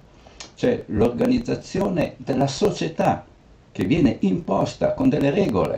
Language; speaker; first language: Italian; native; Italian